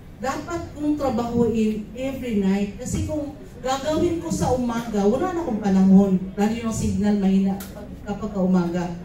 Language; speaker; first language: Filipino; non-native, local second language; Cebuano